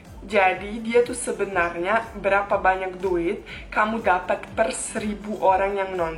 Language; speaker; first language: Indonesian; non-native, fluent; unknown